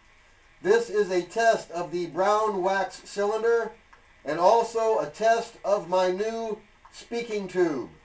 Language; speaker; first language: English; native; English